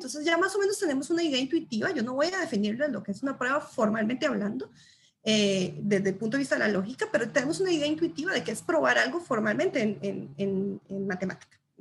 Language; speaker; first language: Spanish; native; Spanish